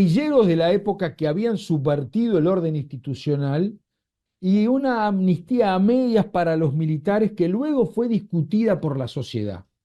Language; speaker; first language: Spanish; native; Spanish